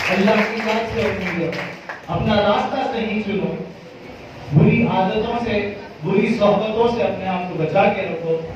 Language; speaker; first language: Urdu; native; Urdu